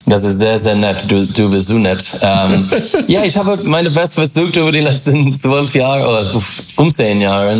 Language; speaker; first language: German; non-native, learner; English